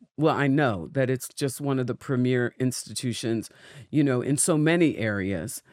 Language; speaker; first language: English; native; English